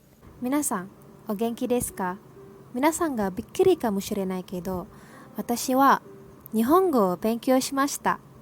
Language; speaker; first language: Japanese; non-native, learner; Malay